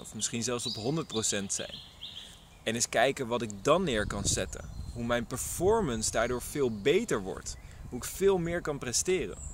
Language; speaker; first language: Dutch; native; Dutch